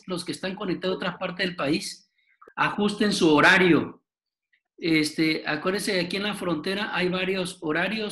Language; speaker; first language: Spanish; native; Spanish